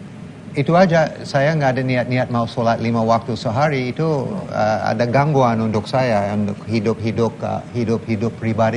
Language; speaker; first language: Indonesian; non-native, learner; English